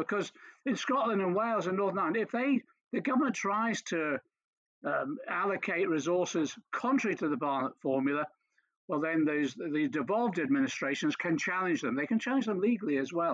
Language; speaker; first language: English; native; English